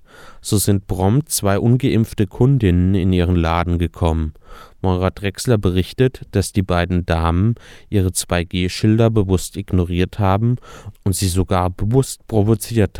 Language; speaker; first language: German; native; German